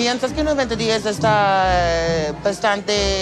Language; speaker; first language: Spanish; non-native, learner; English